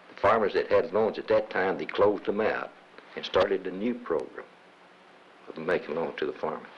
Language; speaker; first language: English; native; English